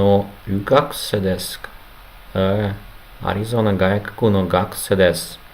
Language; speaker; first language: Japanese; non-native, learner; Ukrainian